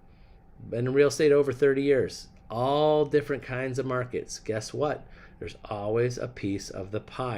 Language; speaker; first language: English; native; English